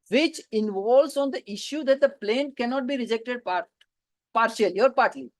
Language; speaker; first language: English; non-native, local second language; Gujarati